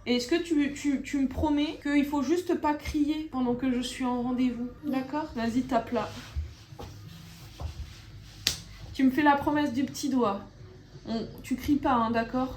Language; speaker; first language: French; native; French